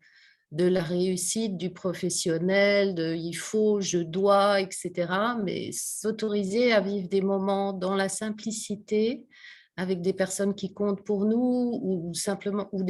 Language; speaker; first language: French; native; French